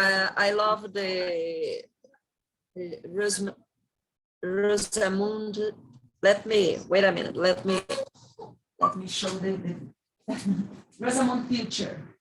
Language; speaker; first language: English; non-native, learner; Portuguese